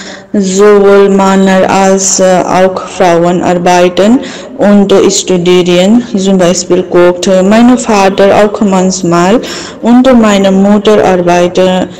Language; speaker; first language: German; non-native, learner; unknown